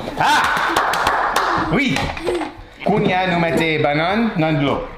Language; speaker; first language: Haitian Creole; non-native, learner; English